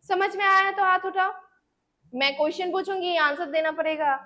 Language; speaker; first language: Hindi; non-native, local second language; Bangla